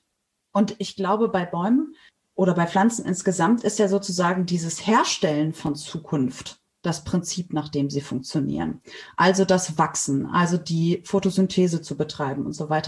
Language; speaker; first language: German; native; German